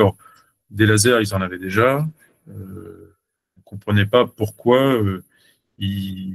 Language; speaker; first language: French; native; French